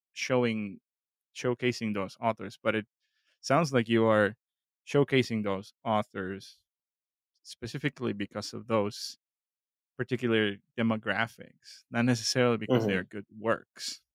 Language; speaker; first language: English; non-native, fluent; Spanish